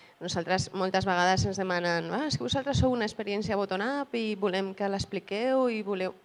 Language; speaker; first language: Catalan; native; Catalan